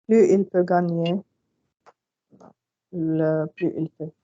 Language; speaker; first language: French; non-native, learner; Arabic